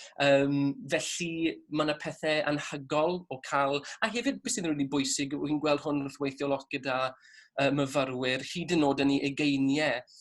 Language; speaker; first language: Welsh; native; Welsh